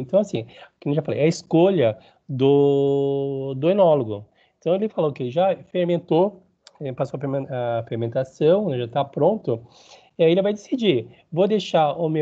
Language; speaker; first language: Portuguese; native; Portuguese